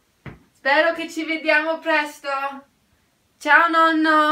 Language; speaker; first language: Italian; early bilingual, heritage; Italian